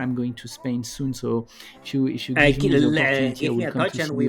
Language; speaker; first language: English; non-native, fluent; French